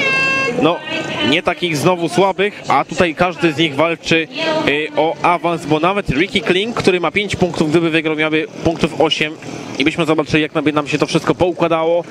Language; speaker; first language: Polish; native; Polish